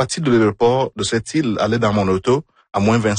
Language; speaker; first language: French; non-native, fluent; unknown